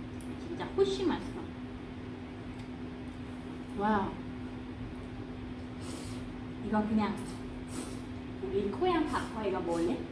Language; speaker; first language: Korean; non-native, learner; Vietnamese